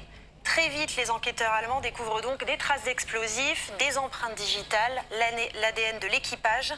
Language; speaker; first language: French; native; French